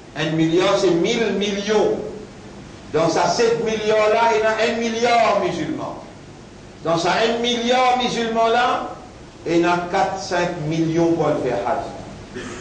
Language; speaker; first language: French; non-native, local second language; Morisyen